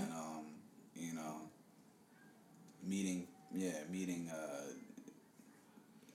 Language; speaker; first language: English; native; English